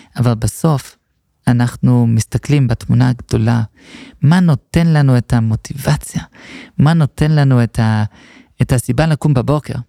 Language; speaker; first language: Hebrew; non-native, fluent; English